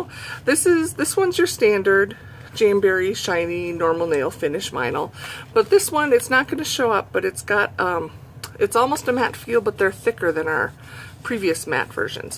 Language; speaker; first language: English; native; English